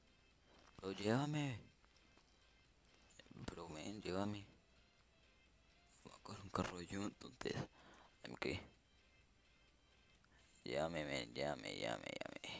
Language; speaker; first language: Spanish; native; Spanish